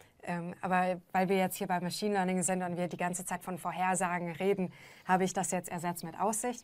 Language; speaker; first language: German; native; German